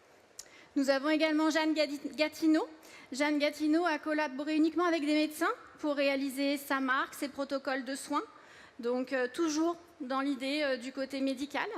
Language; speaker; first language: French; native; French